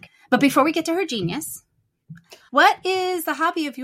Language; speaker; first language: English; native; English